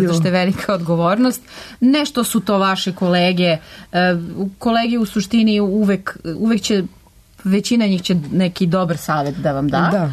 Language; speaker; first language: Serbian; native; Serbian